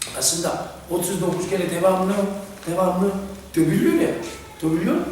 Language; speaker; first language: Turkish; non-native, fluent; Korean